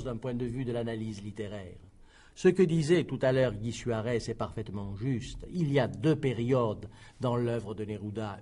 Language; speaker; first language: French; native; French